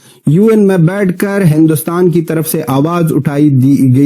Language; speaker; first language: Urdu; non-native, fluent; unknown